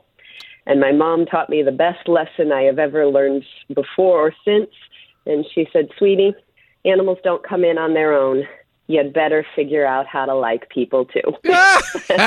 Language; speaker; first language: English; native; English